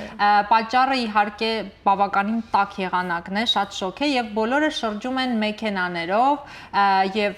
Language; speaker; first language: Armenian; native; Armenian